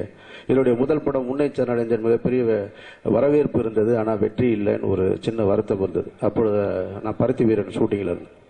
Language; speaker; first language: Tamil; native; Tamil